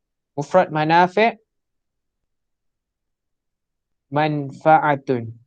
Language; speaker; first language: Arabic; non-native, fluent; Malay